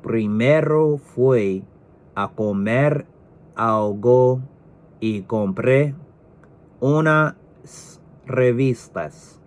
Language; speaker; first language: Spanish; non-native, learner; English